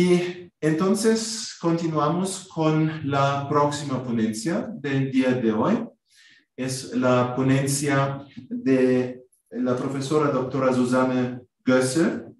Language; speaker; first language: Spanish; non-native, fluent; German